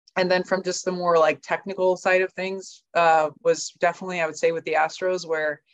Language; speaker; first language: English; native; English